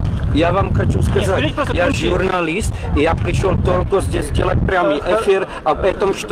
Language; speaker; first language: Russian; non-native, learner; Czech